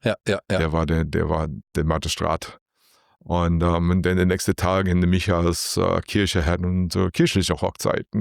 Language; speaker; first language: German; non-native, learner; English